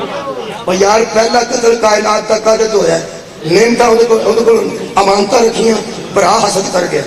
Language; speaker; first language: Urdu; non-native, local second language; Punjabi